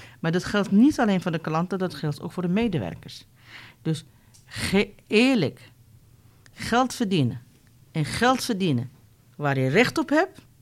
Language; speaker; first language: Dutch; non-native, fluent; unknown